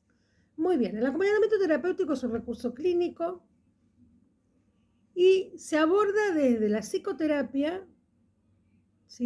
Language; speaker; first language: Spanish; native; Spanish